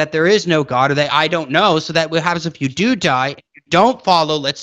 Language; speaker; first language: English; native; English